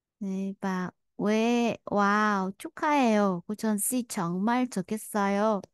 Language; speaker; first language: Korean; non-native, fluent; Vietnamese